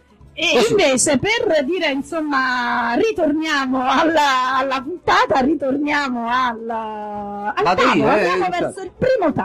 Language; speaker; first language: Italian; native; Italian